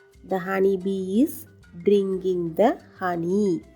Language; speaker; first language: English; non-native, local second language; Tamil